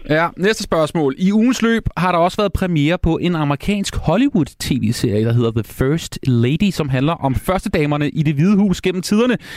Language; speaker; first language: Danish; native; Danish